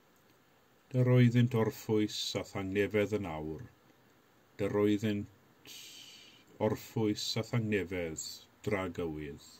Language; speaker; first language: Welsh; native; Welsh